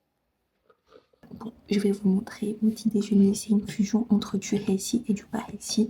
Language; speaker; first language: French; non-native, local second language; Arabic